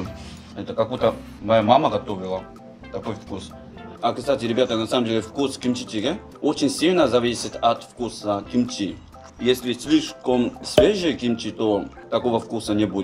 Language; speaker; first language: Russian; non-native, fluent; Korean